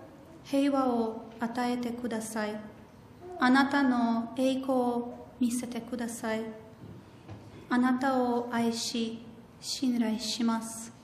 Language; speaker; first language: Japanese; non-native, learner; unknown